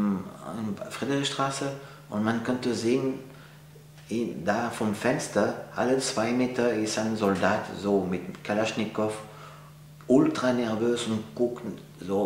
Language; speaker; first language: German; non-native, fluent; French